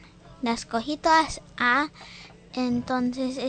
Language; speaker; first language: Spanish; early bilingual, heritage; Spanish